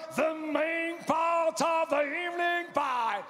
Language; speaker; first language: English; non-native, fluent; Russian